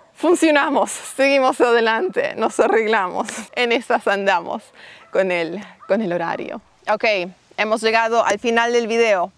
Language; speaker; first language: Spanish; non-native, fluent; English